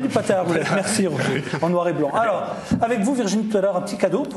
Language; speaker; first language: French; native; French